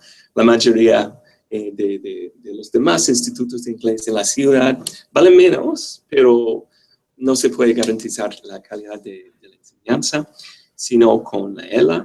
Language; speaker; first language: Spanish; non-native, fluent; English